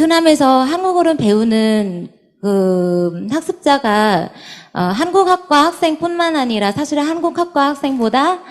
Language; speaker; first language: Korean; non-native, fluent; Vietnamese